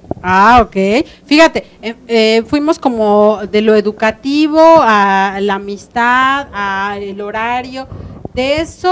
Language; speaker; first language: Spanish; native; Spanish